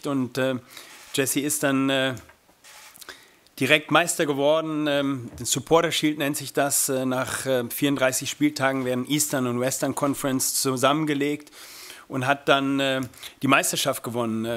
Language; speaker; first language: German; native; German